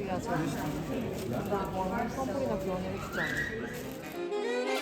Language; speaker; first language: Korean; native; Korean